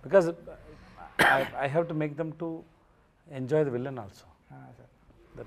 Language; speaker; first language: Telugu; non-native, learner; Tamil